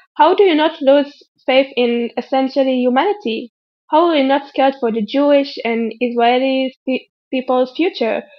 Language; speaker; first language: English; non-native, fluent; German